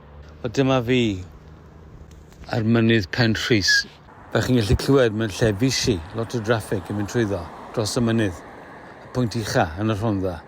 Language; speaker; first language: Welsh; native; Welsh